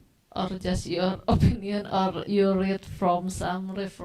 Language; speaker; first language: English; non-native, learner; Indonesian